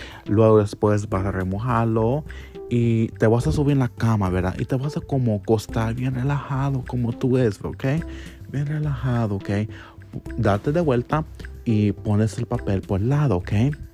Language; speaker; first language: Spanish; early bilingual, heritage; Spanish